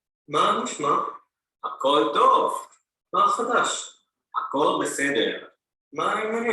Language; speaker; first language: Hebrew; non-native, learner; Indonesian